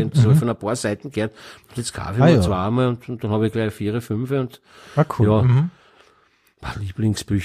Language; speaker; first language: German; native; German